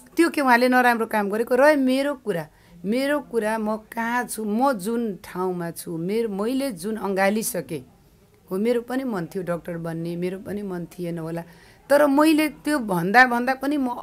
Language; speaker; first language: Nepali; non-native, local second language; Maithili